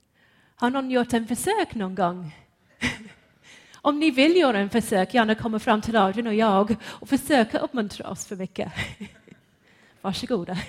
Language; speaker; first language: Swedish; non-native, fluent; English